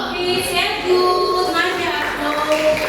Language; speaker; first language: German; non-native, fluent; Indonesian